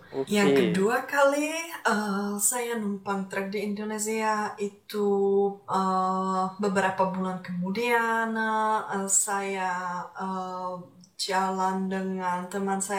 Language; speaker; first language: Indonesian; non-native, fluent; Czech